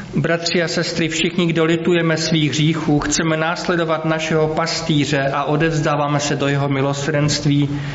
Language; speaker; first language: Czech; native; Czech